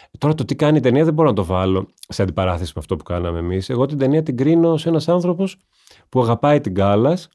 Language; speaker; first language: Greek; native; Greek